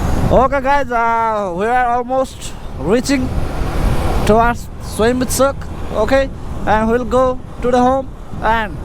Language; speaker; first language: English; non-native, learner; Nepali